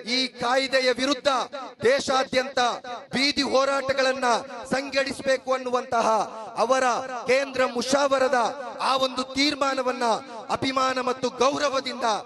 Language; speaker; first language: Kannada; non-native, local second language; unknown